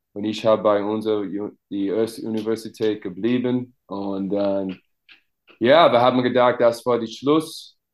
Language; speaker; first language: German; non-native, learner; English